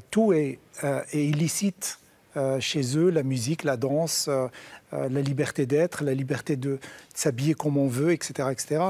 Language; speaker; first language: French; non-native, local second language; Arabic